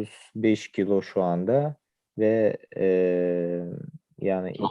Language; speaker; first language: Turkish; non-native, fluent; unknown